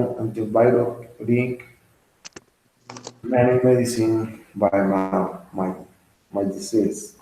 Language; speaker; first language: English; non-native, learner; Spanish